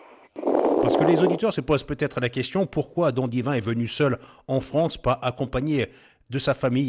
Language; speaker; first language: French; native; French